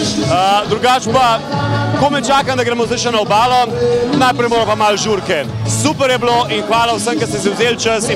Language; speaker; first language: Slovenian; native; Slovenian